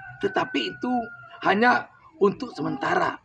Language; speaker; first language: Indonesian; native; Indonesian